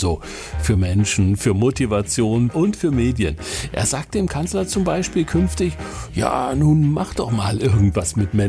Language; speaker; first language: German; native; German